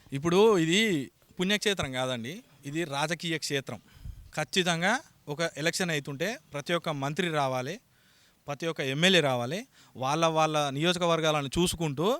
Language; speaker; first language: Telugu; native; Telugu